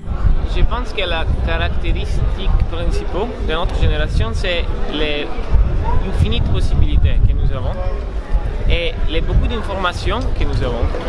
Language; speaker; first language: French; non-native, learner; Italian